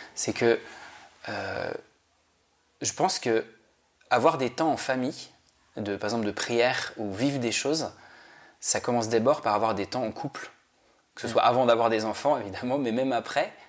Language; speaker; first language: French; native; French